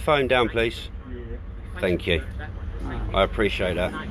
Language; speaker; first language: English; native; English